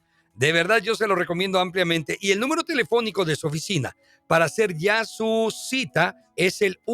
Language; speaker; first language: Spanish; native; Spanish